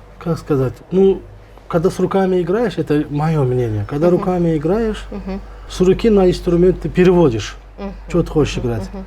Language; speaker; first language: Russian; non-native, local second language; Turkmen